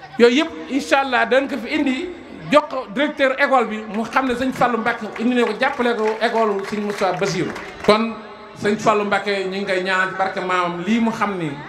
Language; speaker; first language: Wolof; native; Wolof